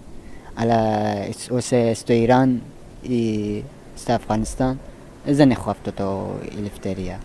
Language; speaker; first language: Greek; non-native, learner; Persian